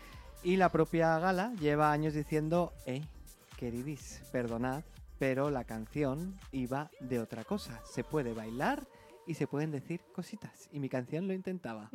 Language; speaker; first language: Spanish; native; Spanish